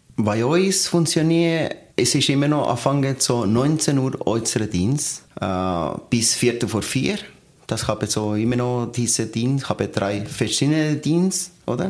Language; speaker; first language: German; non-native, learner; Spanish